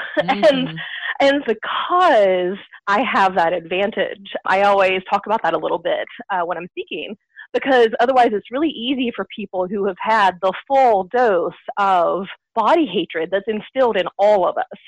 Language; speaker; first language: English; native; English